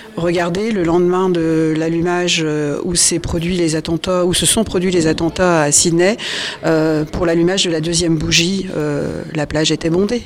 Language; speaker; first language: French; native; French